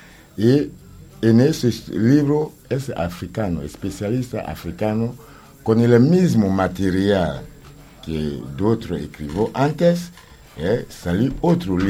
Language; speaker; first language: Spanish; non-native, learner; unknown